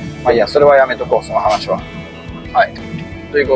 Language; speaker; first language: Japanese; native; Japanese